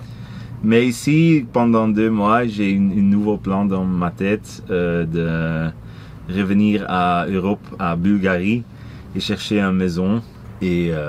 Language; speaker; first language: French; non-native, local second language; Dutch